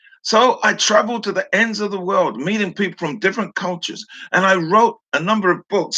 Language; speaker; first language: English; native; English